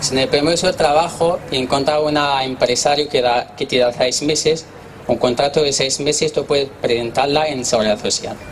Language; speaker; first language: Spanish; non-native, learner; Arabic